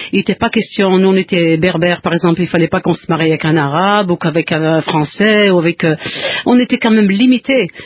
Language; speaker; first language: French; non-native, local second language; Kabyle